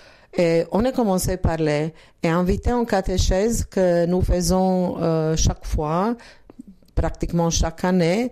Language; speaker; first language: French; non-native, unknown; Croatian